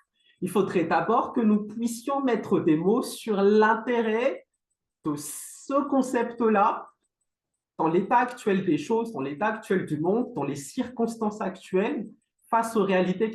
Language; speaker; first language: French; non-native, local second language; Malagasy